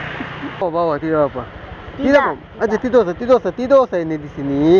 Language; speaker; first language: Indonesian; non-native, learner; Bangla